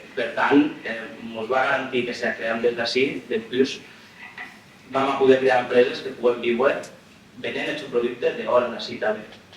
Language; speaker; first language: Catalan; non-native, local second language; Occitan